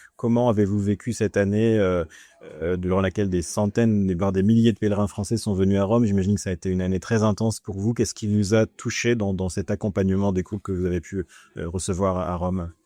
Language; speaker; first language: French; native; French